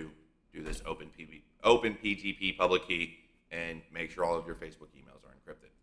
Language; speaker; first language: English; native; English